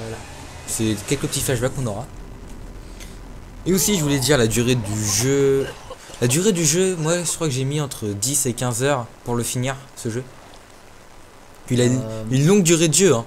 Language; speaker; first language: French; native; French